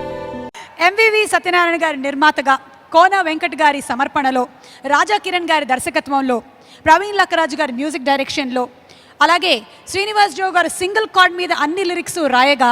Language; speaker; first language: Telugu; native; Telugu